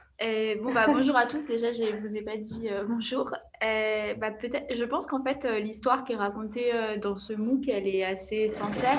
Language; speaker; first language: French; native; French